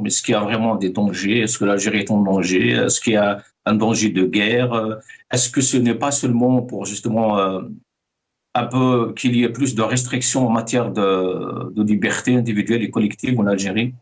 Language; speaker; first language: French; non-native, local second language; Arabic